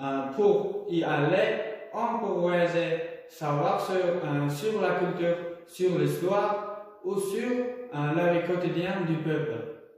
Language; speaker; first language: French; non-native, learner; Uzbek